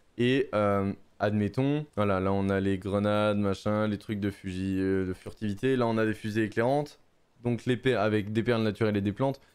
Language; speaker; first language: French; native; French